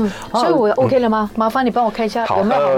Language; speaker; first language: Chinese; native; Chinese